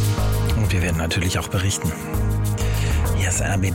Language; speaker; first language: German; native; German